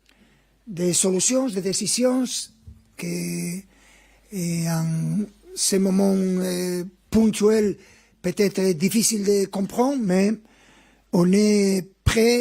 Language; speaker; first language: French; non-native, fluent; Spanish